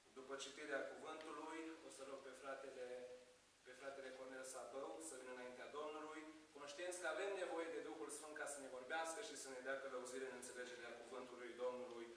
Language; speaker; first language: Romanian; native; Romanian